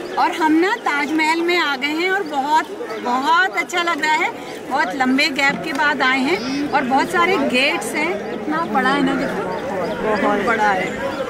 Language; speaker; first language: Hindi; native; Hindi